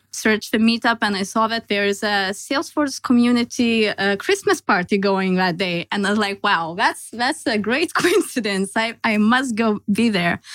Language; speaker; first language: English; non-native, fluent; Lithuanian